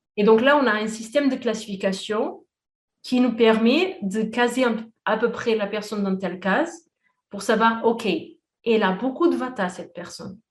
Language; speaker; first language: French; non-native, fluent; Portuguese